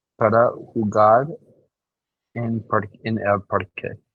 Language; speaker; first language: Spanish; non-native, learner; English